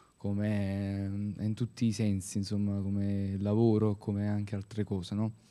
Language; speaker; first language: Italian; non-native, fluent; Spanish